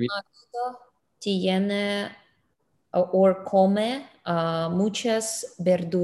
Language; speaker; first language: Spanish; non-native, learner; English